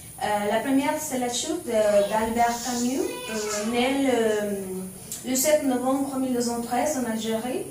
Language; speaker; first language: French; non-native, learner; Spanish